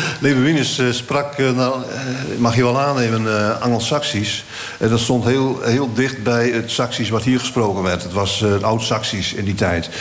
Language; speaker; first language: Dutch; native; Dutch